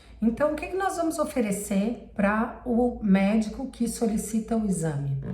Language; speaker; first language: Portuguese; native; Portuguese